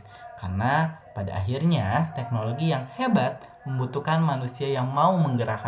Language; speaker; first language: Indonesian; native; Indonesian